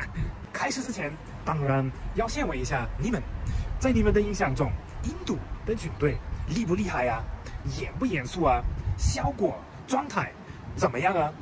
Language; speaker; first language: Chinese; non-native, fluent; German